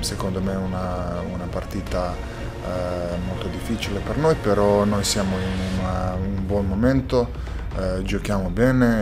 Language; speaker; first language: Italian; non-native, learner; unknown